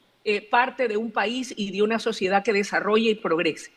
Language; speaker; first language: Spanish; native; Spanish